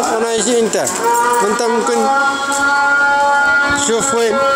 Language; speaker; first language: Arabic; non-native, learner; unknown